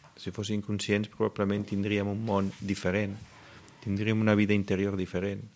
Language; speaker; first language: Catalan; non-native, fluent; Italian